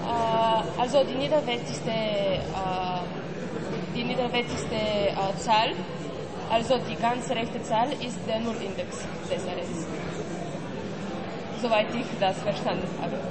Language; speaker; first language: German; non-native, learner; Bulgarian